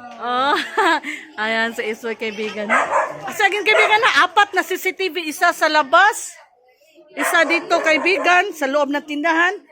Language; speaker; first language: Filipino; non-native, local second language; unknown